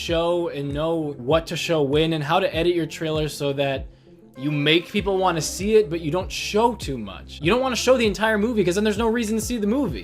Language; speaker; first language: English; native; English